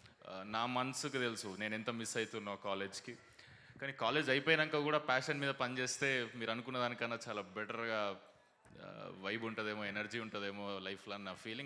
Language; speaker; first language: Telugu; native; Telugu